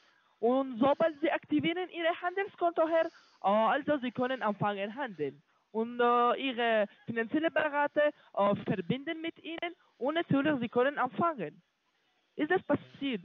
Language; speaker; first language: German; non-native, learner; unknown